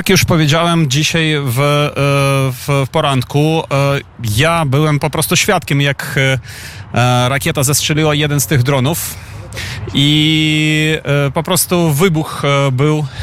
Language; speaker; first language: Polish; non-native, fluent; Ukrainian